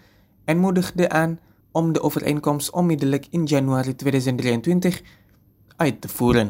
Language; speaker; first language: Dutch; non-native, fluent; Indonesian